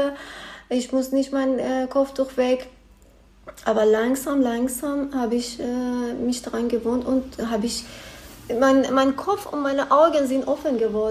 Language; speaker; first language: German; non-native, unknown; Persian